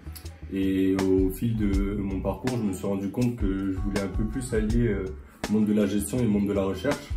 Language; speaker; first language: French; native; French